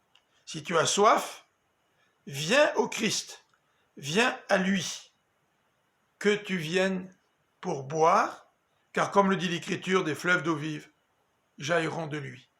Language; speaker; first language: French; native; French